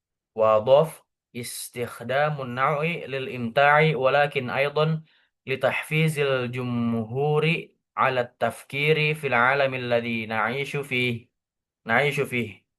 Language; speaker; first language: Arabic; non-native, learner; Indonesian